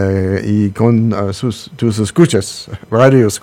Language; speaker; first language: Spanish; non-native, learner; English